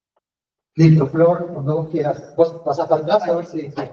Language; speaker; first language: Spanish; native; Spanish